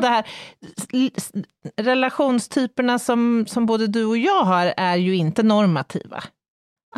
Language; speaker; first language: Swedish; native; Swedish